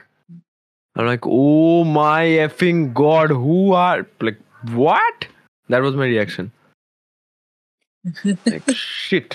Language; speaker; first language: English; non-native, local second language; Bangla